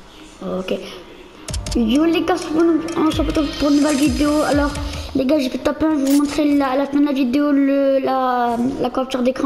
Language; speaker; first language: French; native; French